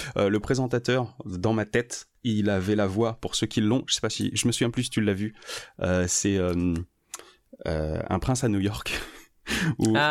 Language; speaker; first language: French; native; French